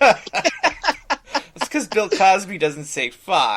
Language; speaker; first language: English; native; English